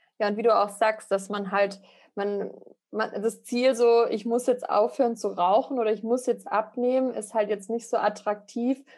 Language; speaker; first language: German; native; German